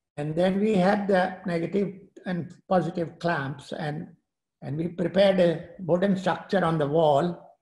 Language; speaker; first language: English; non-native, local second language; Gujarati